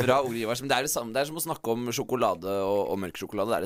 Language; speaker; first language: Norwegian; native; Norwegian